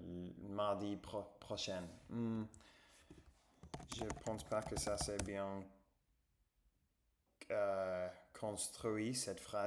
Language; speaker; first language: French; non-native, fluent; English